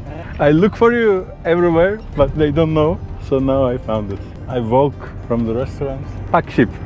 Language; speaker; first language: English; non-native, learner; Turkish